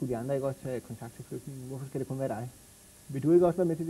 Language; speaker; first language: Danish; native; Danish